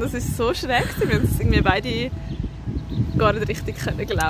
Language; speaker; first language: German; native; German